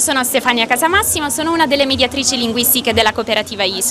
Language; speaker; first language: Italian; native; Italian